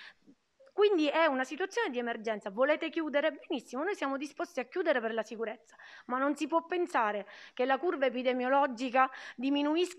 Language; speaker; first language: Italian; native; Italian